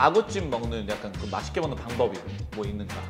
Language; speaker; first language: Korean; native; Korean